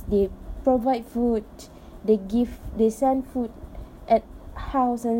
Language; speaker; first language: English; non-native, local second language; Malay